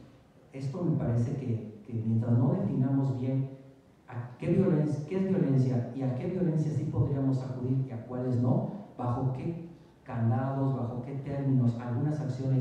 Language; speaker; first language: Spanish; native; Spanish